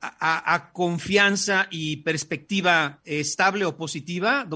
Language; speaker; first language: Spanish; native; Spanish